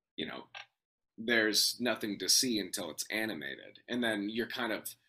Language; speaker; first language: English; native; English